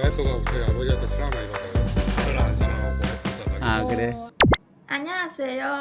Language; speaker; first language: Korean; non-native, learner; Vietnamese